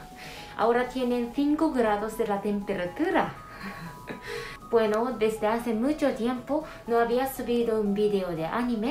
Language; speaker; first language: Spanish; non-native, fluent; Japanese